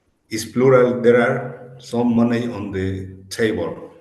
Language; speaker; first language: English; non-native, learner; Spanish